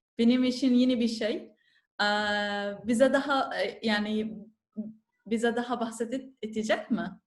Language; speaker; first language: Turkish; non-native, learner; Arabic